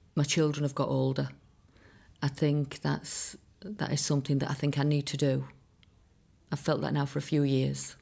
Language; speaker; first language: English; early bilingual, other home language; Irish